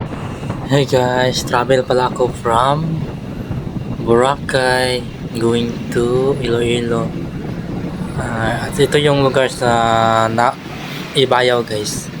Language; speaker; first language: Filipino; non-native, local second language; Hiligaynon